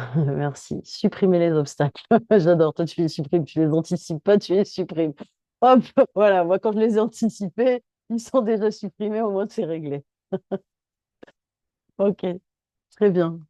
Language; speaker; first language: French; native; French